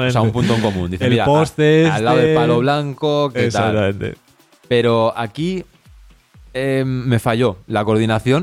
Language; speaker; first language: Spanish; native; Spanish